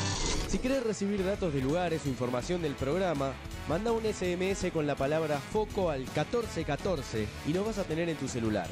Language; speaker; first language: Spanish; native; Spanish